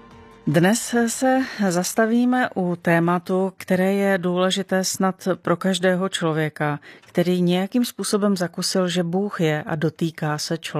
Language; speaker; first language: Czech; native; Czech